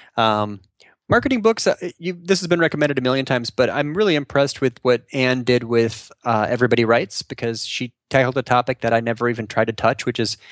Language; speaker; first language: English; native; English